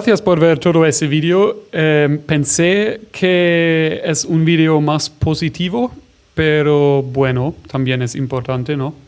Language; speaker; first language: Spanish; non-native, fluent; German